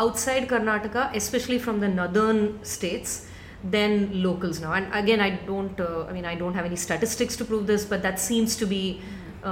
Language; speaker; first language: English; non-native, local second language; Tamil